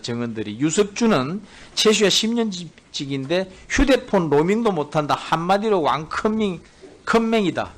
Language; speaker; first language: Korean; native; Korean